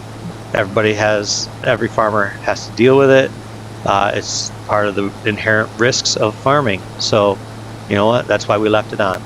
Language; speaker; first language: English; native; English